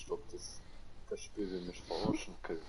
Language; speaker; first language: German; native; German